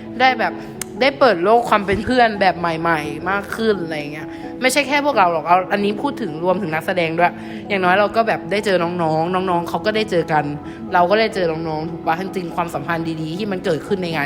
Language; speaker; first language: Thai; native; Thai